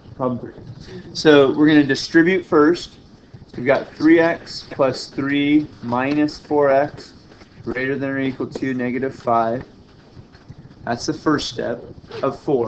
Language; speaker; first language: English; native; English